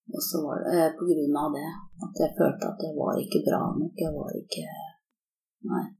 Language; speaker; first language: Norwegian; early bilingual, other home language; Korean